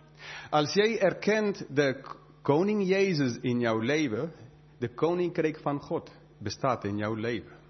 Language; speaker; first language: Dutch; non-native, fluent; English